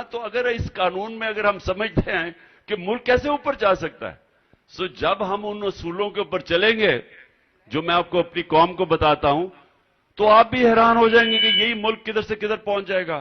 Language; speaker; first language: Urdu; native; Urdu